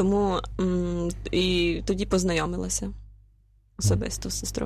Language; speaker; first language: Ukrainian; native; Ukrainian